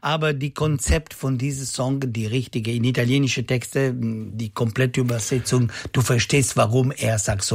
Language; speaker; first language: German; non-native, local second language; Italian